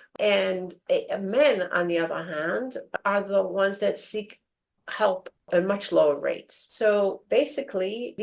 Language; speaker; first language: English; non-native, fluent; Greek